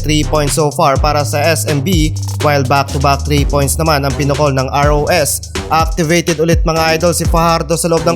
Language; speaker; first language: Filipino; native; Filipino